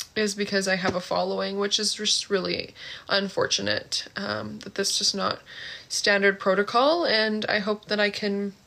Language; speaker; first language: English; native; English